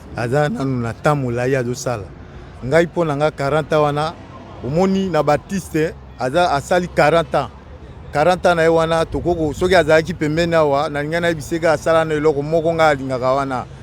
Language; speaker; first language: Lingala; native; Lingala